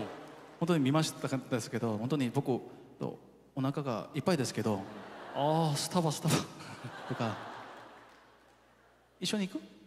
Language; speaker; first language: Japanese; non-native, fluent; Korean